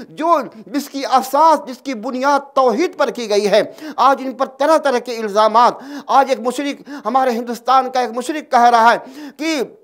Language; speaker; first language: Urdu; native; Urdu